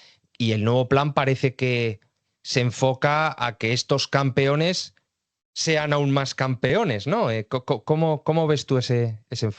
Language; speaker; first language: Spanish; native; Spanish